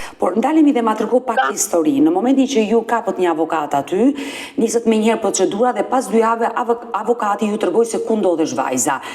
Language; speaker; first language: Albanian; native; Albanian